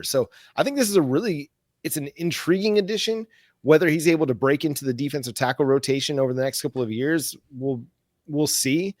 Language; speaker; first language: English; native; English